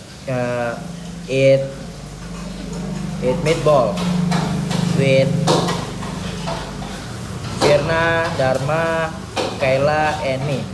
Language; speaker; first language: English; non-native, learner; Indonesian